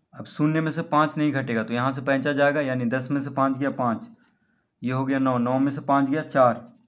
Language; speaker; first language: Hindi; native; Hindi